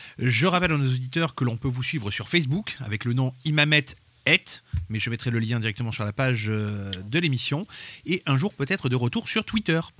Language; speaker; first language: French; native; French